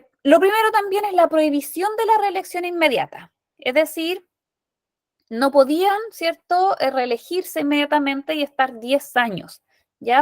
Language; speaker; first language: Spanish; native; Spanish